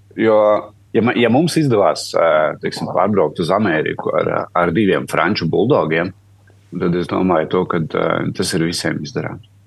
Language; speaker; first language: Latvian; native; Latvian